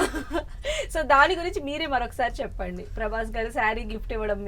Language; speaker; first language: Telugu; native; Telugu